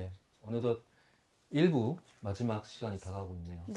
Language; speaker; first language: Korean; native; Korean